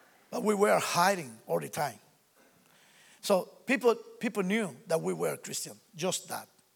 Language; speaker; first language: English; non-native, learner; Spanish